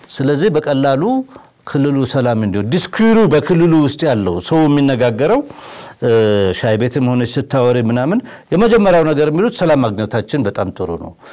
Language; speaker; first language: Amharic; non-native, local second language; Somali